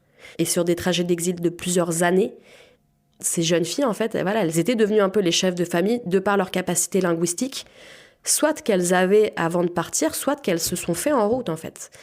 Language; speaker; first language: French; native; French